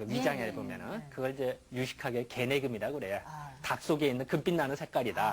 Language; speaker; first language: Korean; native; Korean